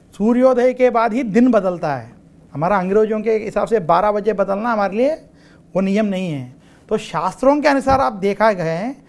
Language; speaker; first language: Hindi; non-native, local second language; Telugu